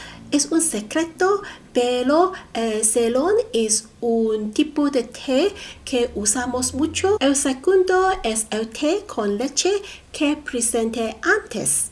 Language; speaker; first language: Spanish; non-native, learner; Cantonese